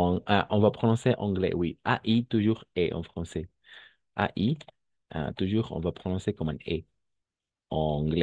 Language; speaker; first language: French; non-native, fluent; Spanish